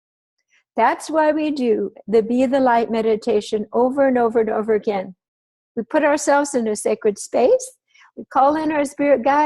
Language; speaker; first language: English; native; English